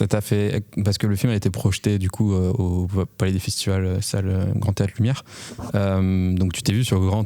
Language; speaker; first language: French; native; French